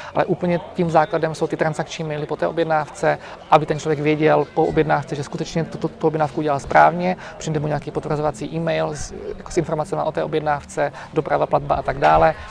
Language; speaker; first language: Czech; native; Czech